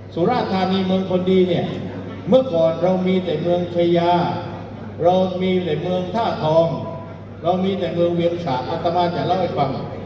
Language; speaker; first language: Thai; native; Thai